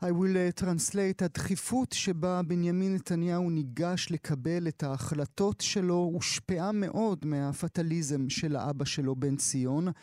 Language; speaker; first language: Hebrew; native; Hebrew